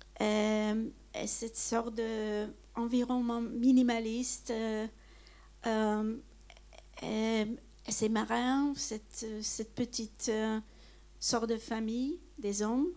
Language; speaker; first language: French; non-native, fluent; Hungarian